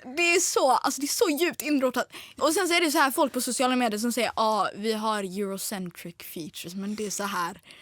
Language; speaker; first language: Swedish; early bilingual, other home language; Tigrinya